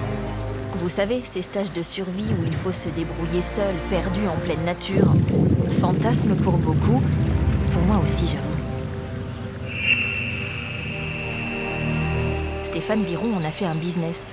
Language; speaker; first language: French; native; French